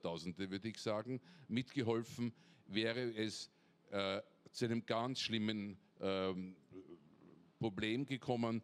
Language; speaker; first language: German; native; German